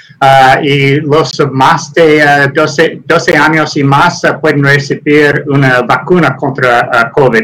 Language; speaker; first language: Spanish; non-native, learner; English